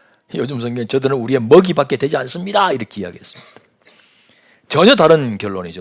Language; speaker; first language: Korean; native; Korean